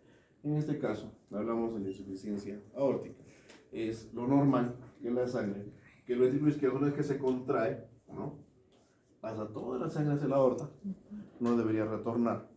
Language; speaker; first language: Spanish; native; Spanish